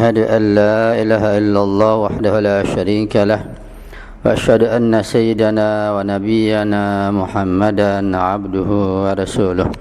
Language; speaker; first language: Arabic; non-native, fluent; Indonesian